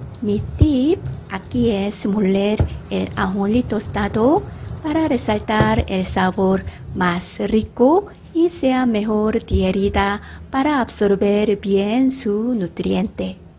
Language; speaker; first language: Spanish; non-native, fluent; Korean